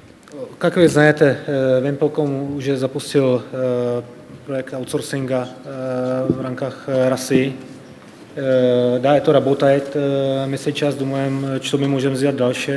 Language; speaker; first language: Russian; non-native, fluent; Czech